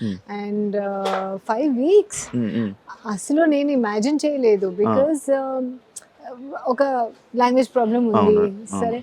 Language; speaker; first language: Telugu; non-native, learner; Hindi